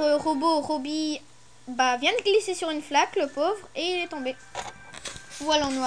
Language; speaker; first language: French; native; French